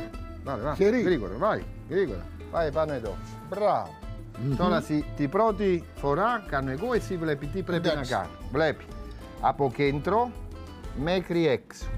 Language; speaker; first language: Greek; non-native, learner; Italian